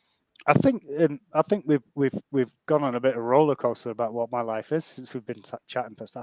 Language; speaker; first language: English; native; English